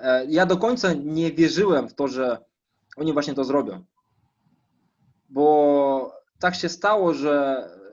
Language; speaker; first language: Polish; non-native, fluent; Russian